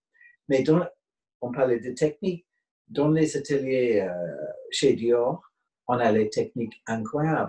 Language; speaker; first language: French; non-native, fluent; English